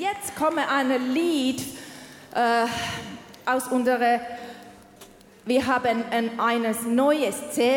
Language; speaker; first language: German; non-native, learner; Finnish